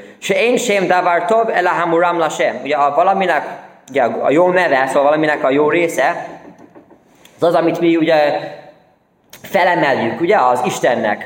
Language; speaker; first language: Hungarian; early bilingual, heritage; Hungarian